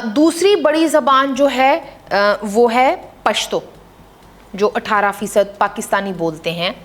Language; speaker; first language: Urdu; non-native, local second language; Punjabi